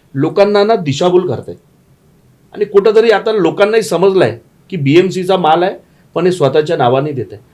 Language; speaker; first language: Marathi; non-native, local second language; Gujarati